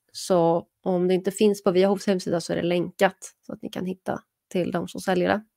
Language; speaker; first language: Swedish; native; Swedish